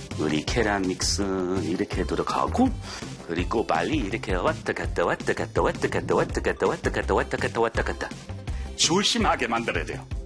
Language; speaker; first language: Korean; non-native, fluent; English